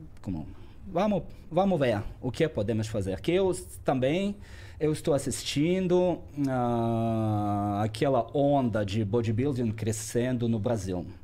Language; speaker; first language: Portuguese; non-native, fluent; Russian